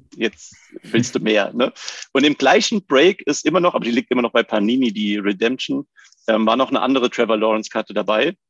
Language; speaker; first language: German; native; German